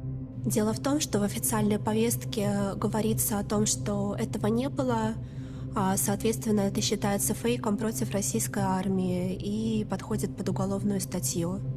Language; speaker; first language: Russian; native; Russian